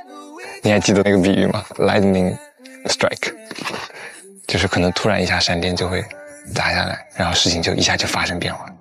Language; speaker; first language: Chinese; native; Chinese